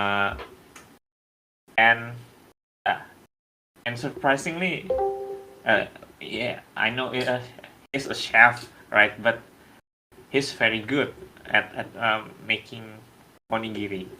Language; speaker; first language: English; non-native, learner; Indonesian